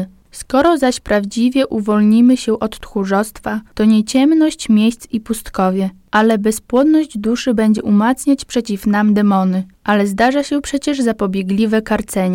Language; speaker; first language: Polish; native; Polish